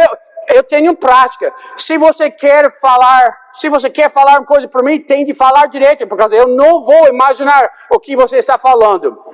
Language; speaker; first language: Portuguese; non-native, fluent; English